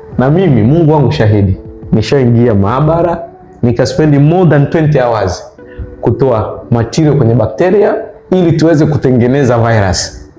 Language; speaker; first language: Swahili; native; Swahili